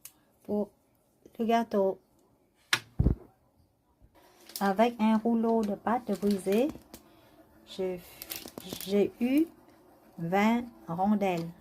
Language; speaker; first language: French; non-native, learner; Vietnamese